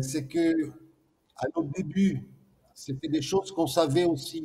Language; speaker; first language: French; non-native, fluent; Portuguese